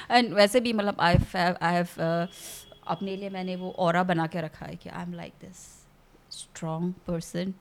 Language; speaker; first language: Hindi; non-native, local second language; Assamese